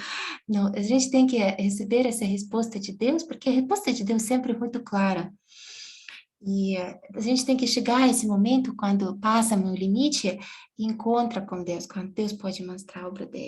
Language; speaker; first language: Portuguese; non-native, fluent; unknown